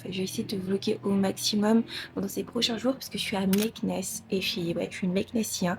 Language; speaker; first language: French; non-native, local second language; Arabic